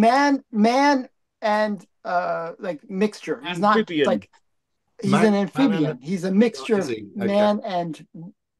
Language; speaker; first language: English; native; English